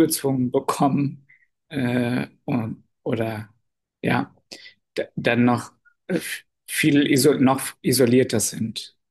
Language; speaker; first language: German; non-native, fluent; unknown